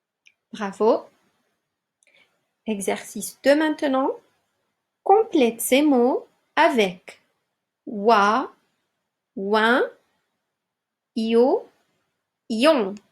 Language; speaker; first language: French; non-native, local second language; Arabic